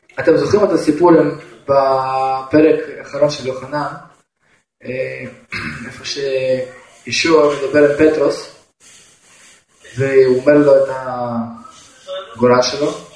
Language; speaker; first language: Hebrew; non-native, fluent; Russian